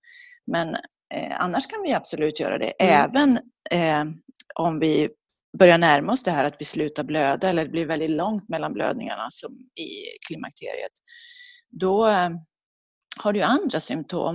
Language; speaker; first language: Swedish; native; Swedish